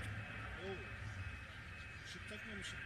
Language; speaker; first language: Turkish; native; Turkish